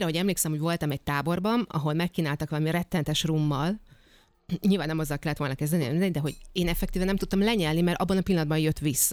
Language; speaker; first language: Hungarian; native; Hungarian